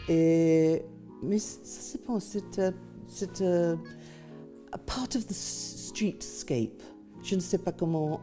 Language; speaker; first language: French; non-native, learner; English